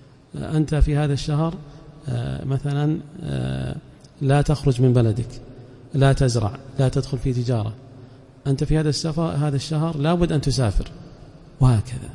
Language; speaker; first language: Arabic; native; Arabic